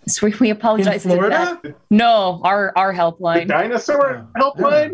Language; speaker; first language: English; native; English